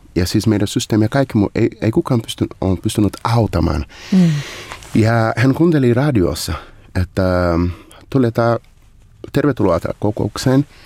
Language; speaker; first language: Finnish; non-native, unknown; Portuguese